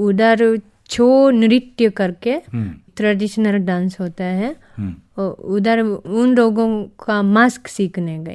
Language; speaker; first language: Hindi; non-native, fluent; Japanese